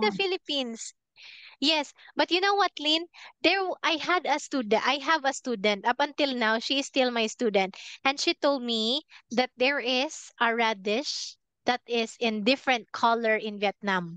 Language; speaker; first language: English; non-native, fluent; Filipino